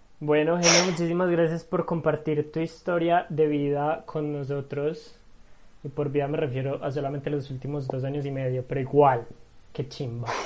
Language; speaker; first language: Spanish; native; Spanish